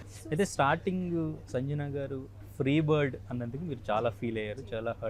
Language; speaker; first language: Telugu; native; Telugu